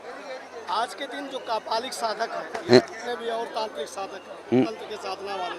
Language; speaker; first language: Hindi; native; Hindi